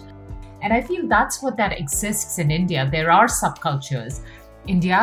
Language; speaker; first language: English; non-native, local second language; Hindi